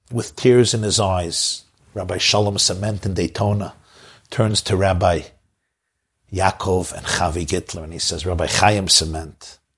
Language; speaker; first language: English; native; English